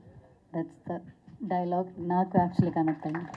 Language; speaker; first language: Telugu; non-native, local second language; Malayalam